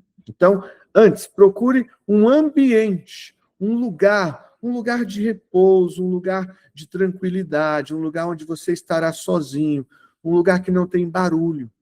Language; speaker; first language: Portuguese; native; Portuguese